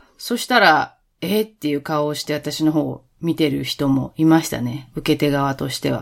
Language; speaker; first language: Japanese; native; Japanese